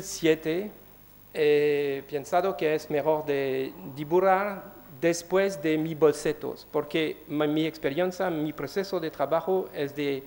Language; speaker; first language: Spanish; non-native, learner; French